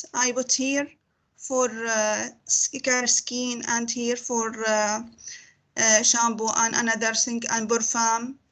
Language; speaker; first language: English; non-native, learner; Arabic